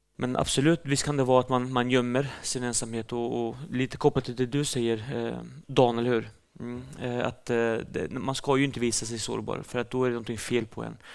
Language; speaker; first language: Swedish; early bilingual, other home language; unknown